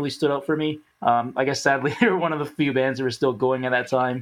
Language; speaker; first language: English; native; English